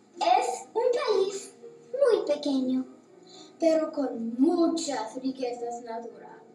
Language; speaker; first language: Spanish; non-native, learner; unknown